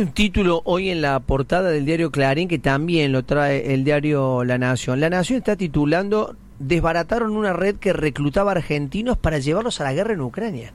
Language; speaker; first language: Spanish; native; Spanish